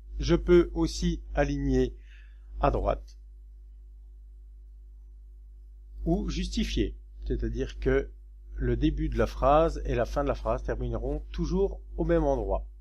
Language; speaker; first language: French; native; French